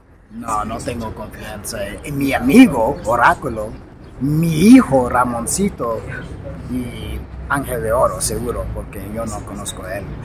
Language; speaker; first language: Spanish; non-native, learner; English